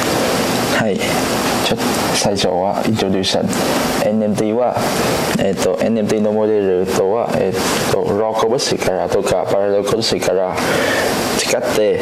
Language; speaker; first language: Japanese; non-native, learner; Cantonese